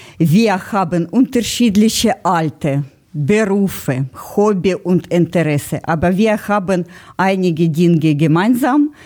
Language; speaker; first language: German; non-native, learner; Russian